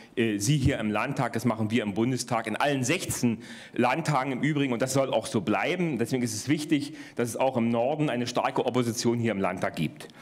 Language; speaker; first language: German; native; German